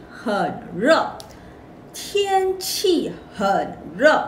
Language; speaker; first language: Chinese; non-native, fluent; Malay